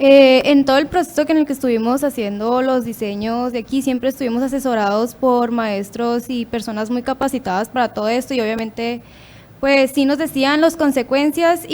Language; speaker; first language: Spanish; native; Spanish